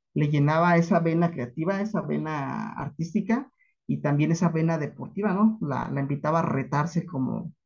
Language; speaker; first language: Spanish; native; Spanish